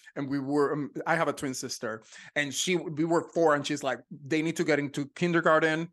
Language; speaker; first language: English; non-native, fluent; Spanish